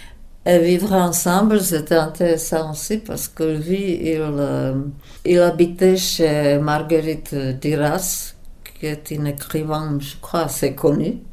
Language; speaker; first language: French; non-native, fluent; Czech